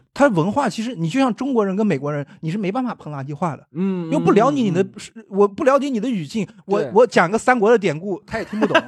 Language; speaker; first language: Chinese; native; Chinese